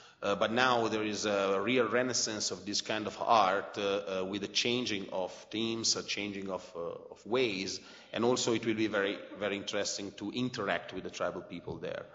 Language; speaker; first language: English; non-native, fluent; Italian